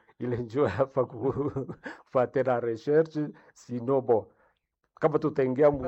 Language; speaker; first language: Swahili; non-native, local second language; Nande